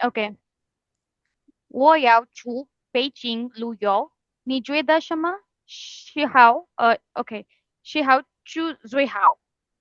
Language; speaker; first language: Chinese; non-native, learner; Urdu